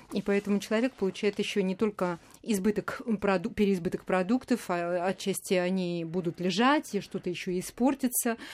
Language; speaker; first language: Russian; native; Russian